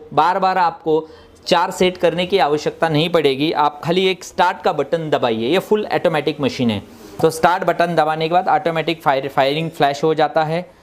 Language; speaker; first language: Hindi; non-native, local second language; Marathi